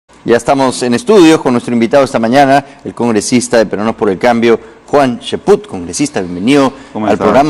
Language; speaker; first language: Spanish; native; Spanish